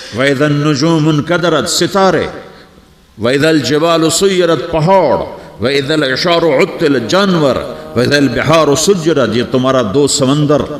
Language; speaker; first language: Urdu; non-native, local second language; Punjabi